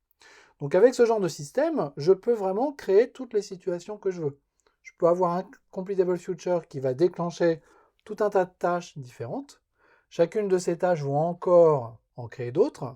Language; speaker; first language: French; native; French